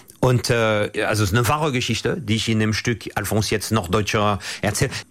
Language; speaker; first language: German; non-native, fluent; French